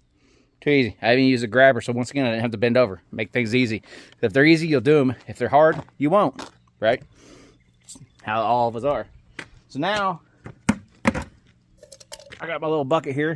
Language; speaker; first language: English; native; English